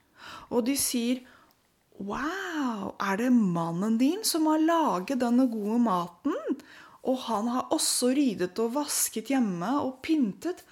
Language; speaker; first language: Norwegian; non-native, fluent; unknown